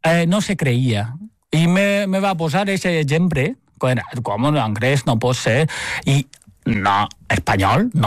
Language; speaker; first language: Catalan; non-native, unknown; Chinese